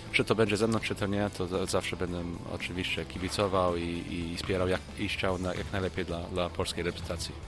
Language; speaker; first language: Polish; early bilingual, heritage; Polish